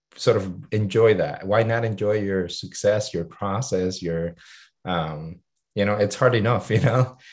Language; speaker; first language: English; non-native, fluent; Spanish